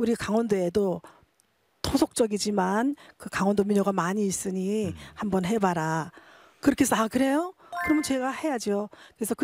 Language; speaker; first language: Korean; native; Korean